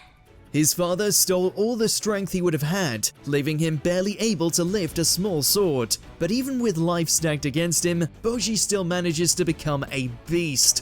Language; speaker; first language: English; native; English